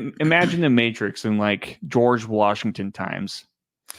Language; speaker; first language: English; native; English